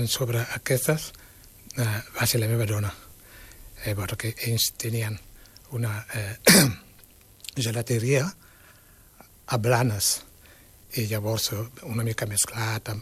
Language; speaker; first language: Catalan; non-native, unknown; Wolof